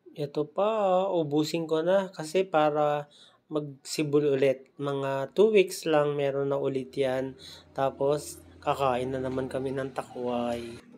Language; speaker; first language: Filipino; non-native, local second language; Hiligaynon